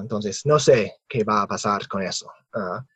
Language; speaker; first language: Spanish; non-native, fluent; English